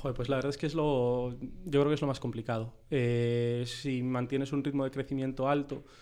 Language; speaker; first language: Spanish; native; Spanish